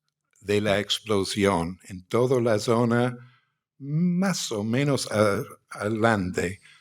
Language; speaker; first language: Spanish; non-native, fluent; English